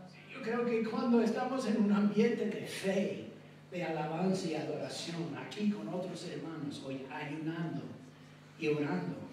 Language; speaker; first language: Spanish; non-native, fluent; English